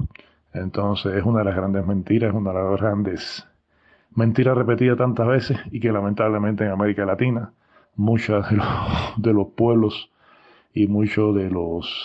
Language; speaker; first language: Spanish; native; Spanish